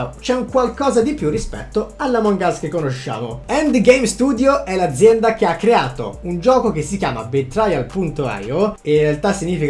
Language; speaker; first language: Italian; native; Italian